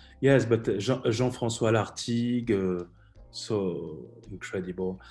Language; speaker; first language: English; non-native, learner; French